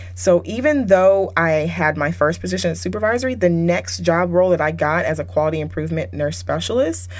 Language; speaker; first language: English; native; English